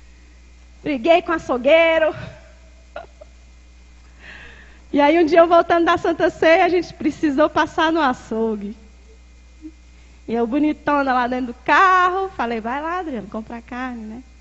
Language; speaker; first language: Portuguese; native; Portuguese